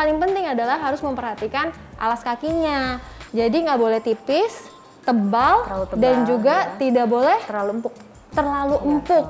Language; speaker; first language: Indonesian; native; Indonesian